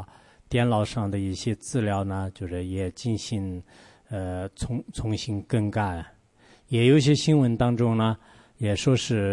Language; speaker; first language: Chinese; non-native, local second language; Tibetan